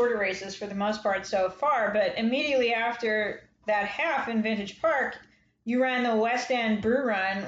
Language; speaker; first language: English; native; English